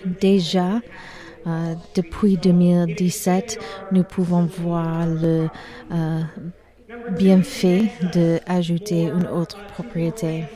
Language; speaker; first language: French; non-native, learner; English